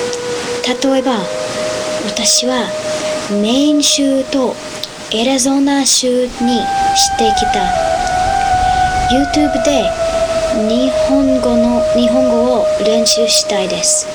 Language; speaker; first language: Japanese; non-native, learner; English